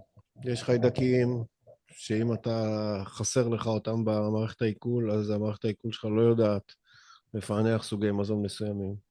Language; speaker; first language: Hebrew; native; Hebrew